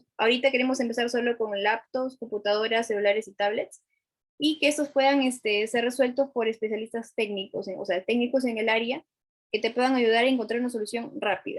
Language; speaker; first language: Spanish; native; Spanish